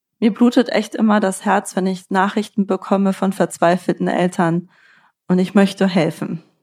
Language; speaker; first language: German; native; German